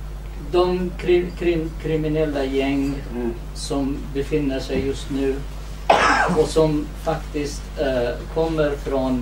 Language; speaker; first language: Swedish; non-native, fluent; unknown